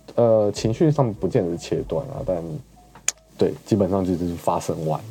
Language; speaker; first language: Chinese; native; Chinese